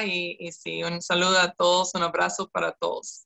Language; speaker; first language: Spanish; non-native, fluent; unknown